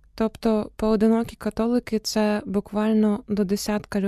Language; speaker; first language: Ukrainian; native; Ukrainian